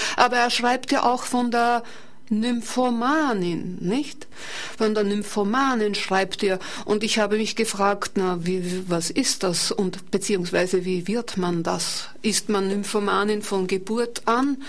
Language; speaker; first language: German; native; German